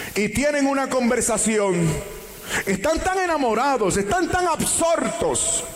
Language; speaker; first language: Spanish; native; Spanish